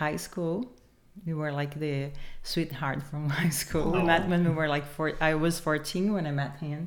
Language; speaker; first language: English; non-native, fluent; Portuguese